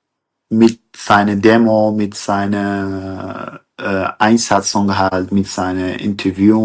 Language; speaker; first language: German; non-native, fluent; Kurdish